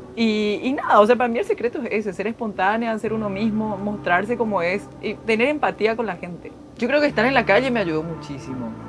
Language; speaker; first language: Spanish; early bilingual, other home language; Korean